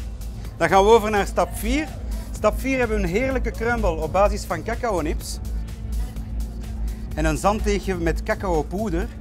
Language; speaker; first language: Dutch; native; Dutch